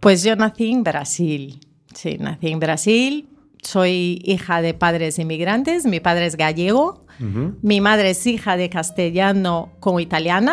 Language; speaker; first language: Spanish; native; Spanish